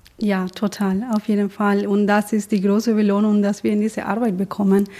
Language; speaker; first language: German; non-native, fluent; Spanish